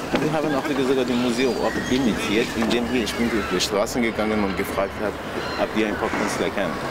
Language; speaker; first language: German; non-native, fluent; Persian